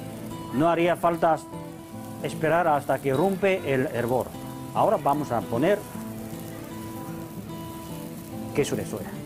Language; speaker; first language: Spanish; non-native, fluent; Chinese